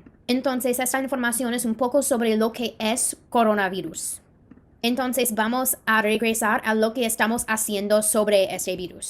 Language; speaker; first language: Spanish; non-native, fluent; English